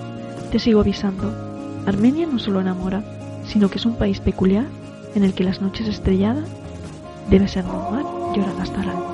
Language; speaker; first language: Spanish; native; Spanish